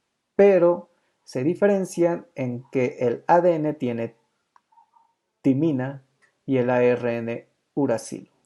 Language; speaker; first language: Spanish; native; Spanish